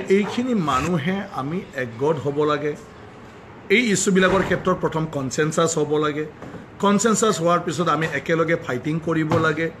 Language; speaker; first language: Assamese; non-native, local second language; Bodo